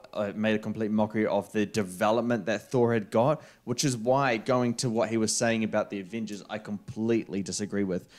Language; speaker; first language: English; native; English